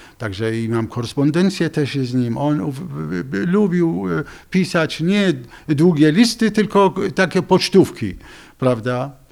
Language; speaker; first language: Polish; non-native, fluent; Arabic